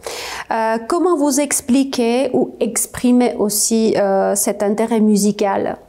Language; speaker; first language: French; non-native, fluent; Armenian